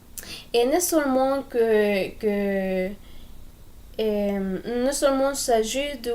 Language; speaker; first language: French; non-native, learner; Spanish